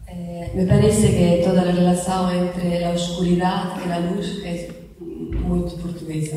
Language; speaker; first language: Portuguese; non-native, learner; Italian